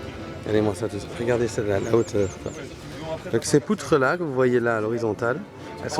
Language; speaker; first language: French; native; French